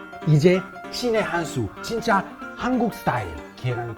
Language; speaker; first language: Korean; non-native, fluent; Italian